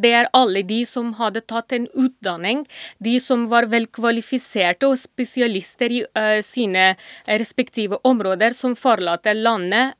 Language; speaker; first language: Norwegian; non-native, fluent; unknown